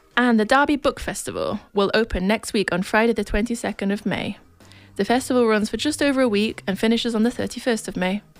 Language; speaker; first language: English; native; English